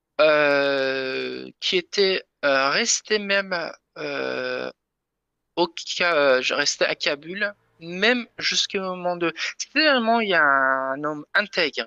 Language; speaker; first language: French; non-native, learner; Persian